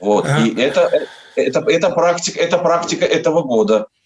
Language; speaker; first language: Russian; native; Russian